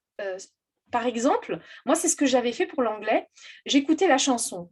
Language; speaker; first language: French; native; French